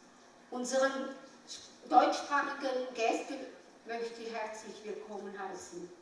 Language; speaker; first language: German; non-native, local second language; Romansh